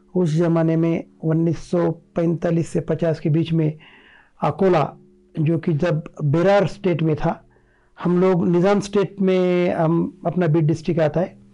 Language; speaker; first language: Hindi; non-native, local second language; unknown